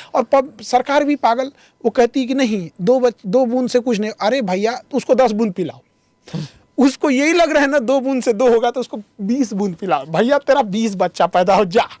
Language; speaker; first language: Hindi; native; Hindi